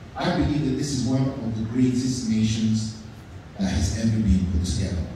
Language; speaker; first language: English; native; English